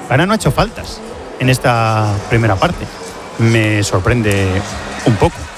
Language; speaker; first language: Spanish; native; Spanish